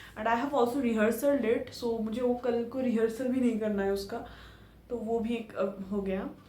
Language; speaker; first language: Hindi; non-native, local second language; Bangla